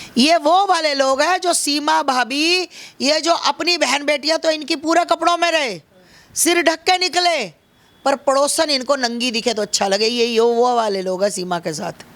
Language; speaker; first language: Hindi; native; Hindi